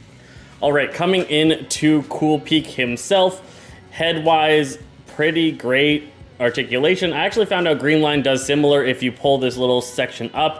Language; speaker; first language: English; native; English